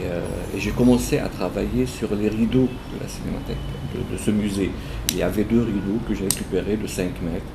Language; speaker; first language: French; non-native, local second language; Arabic